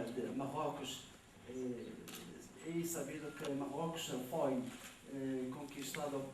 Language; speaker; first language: Portuguese; non-native, learner; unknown